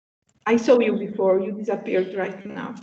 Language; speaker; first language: English; non-native, fluent; Italian